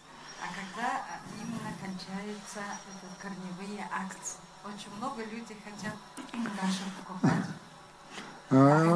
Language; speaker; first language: Russian; non-native, fluent; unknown